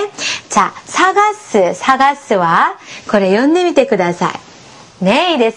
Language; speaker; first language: Japanese; non-native, fluent; Korean